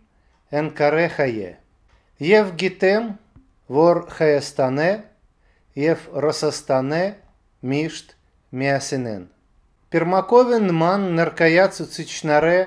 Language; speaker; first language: Armenian; non-native, learner; Russian